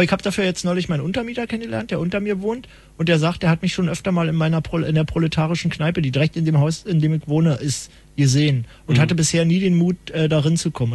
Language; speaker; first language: German; native; German